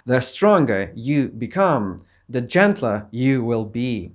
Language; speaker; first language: English; non-native, fluent; Polish